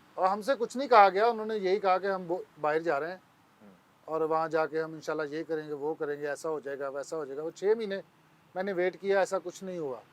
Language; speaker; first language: Urdu; non-native, local second language; Punjabi